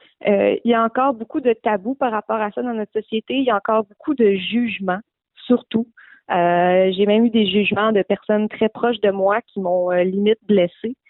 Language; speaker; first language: French; native; French